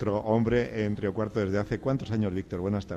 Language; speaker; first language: Spanish; native; Spanish